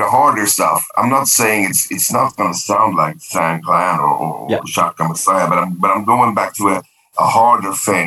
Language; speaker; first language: English; non-native, fluent; Swedish